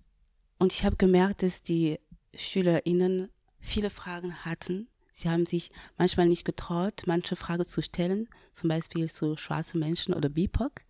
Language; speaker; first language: German; non-native, fluent; French